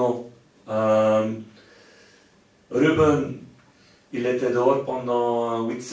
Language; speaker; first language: French; non-native, local second language; Dutch